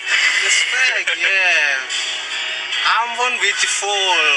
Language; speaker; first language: English; non-native, learner; Indonesian